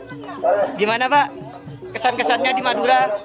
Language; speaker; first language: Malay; non-native, local second language; Madurese